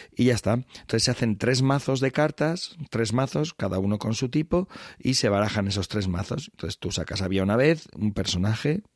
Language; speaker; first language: Spanish; native; Spanish